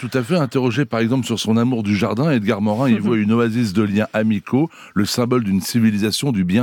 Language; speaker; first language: French; native; French